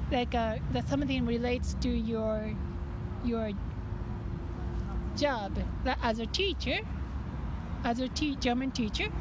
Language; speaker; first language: English; non-native, fluent; Japanese